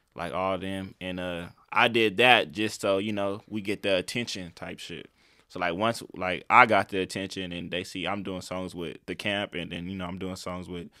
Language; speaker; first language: English; native; English